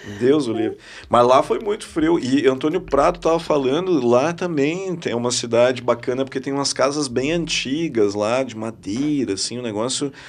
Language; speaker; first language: Portuguese; native; Portuguese